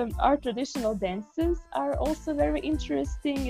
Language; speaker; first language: English; non-native, fluent; Croatian